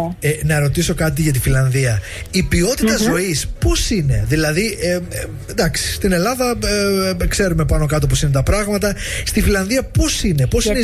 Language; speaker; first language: Greek; native; Greek